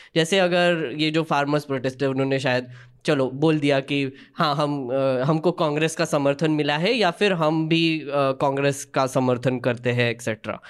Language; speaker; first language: Hindi; non-native, local second language; Marathi